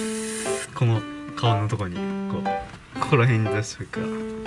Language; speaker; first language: Japanese; native; Japanese